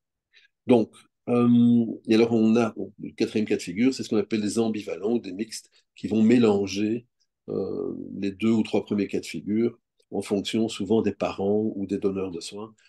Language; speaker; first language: French; native; French